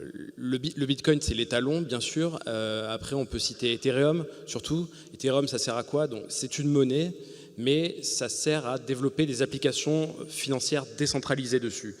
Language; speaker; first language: French; native; French